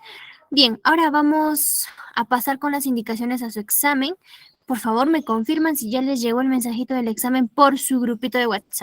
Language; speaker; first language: Spanish; native; Spanish